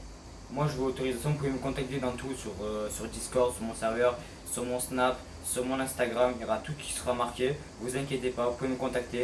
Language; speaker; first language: French; native; French